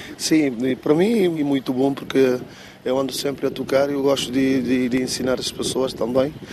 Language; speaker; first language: Portuguese; non-native, local second language; Kabuverdianu